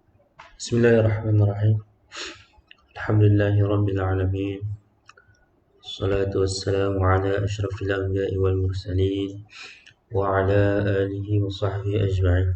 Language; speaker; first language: Arabic; non-native, fluent; Malay